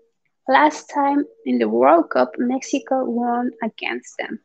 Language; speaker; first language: English; non-native, fluent; Spanish